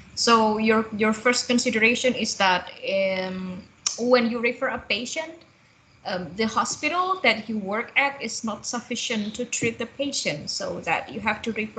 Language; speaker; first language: English; non-native, fluent; Indonesian